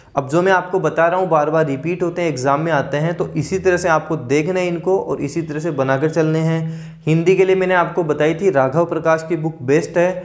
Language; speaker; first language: Hindi; native; Hindi